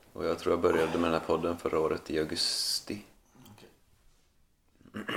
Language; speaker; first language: Swedish; native; Swedish